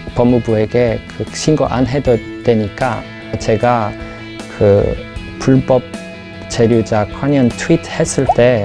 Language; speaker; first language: Korean; non-native, fluent; English